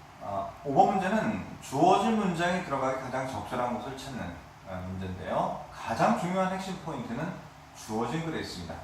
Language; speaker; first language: Korean; native; Korean